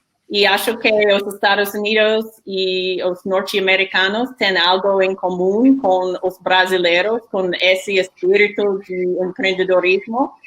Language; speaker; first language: Portuguese; non-native, fluent; English